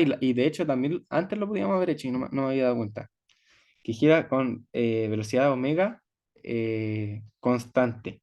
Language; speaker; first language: Spanish; native; Spanish